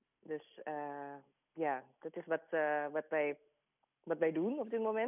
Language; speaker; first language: Dutch; non-native, learner; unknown